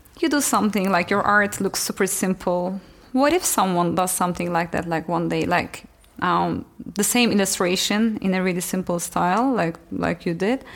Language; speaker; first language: English; non-native, fluent; Turkish